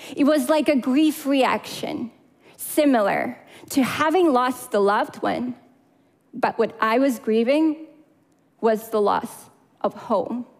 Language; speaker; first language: English; non-native, fluent; Russian